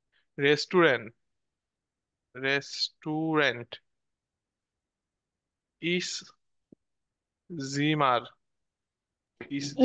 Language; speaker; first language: German; non-native, learner; Bangla